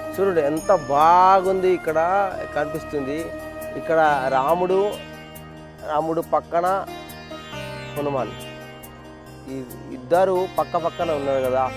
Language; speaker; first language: Telugu; non-native, learner; Bangla